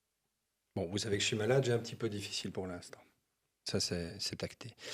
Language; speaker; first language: French; native; French